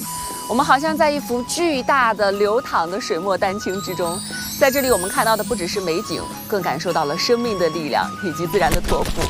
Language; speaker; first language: Chinese; native; Chinese